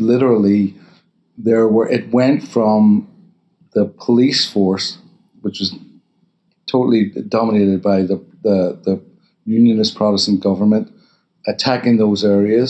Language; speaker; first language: English; native; English